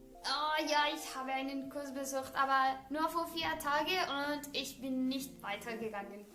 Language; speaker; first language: German; non-native, learner; Spanish